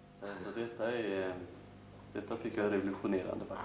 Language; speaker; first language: Swedish; native; Swedish